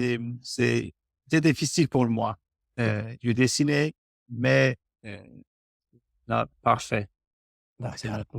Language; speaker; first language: French; non-native, learner; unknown